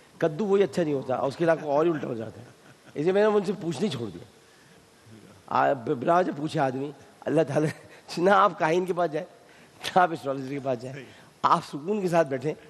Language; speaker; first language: Urdu; native; Urdu